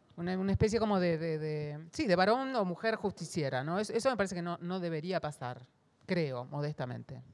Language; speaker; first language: Spanish; native; Spanish